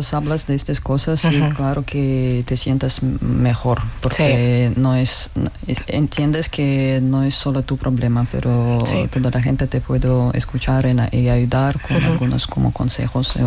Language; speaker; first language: Spanish; non-native, learner; Russian